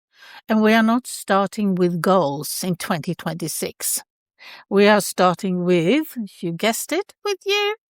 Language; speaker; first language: English; non-native, fluent; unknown